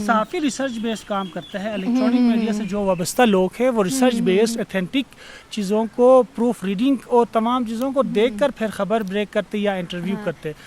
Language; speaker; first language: Urdu; non-native, local second language; Khowar